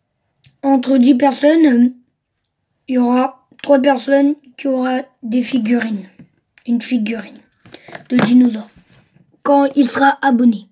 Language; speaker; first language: French; early bilingual, other home language; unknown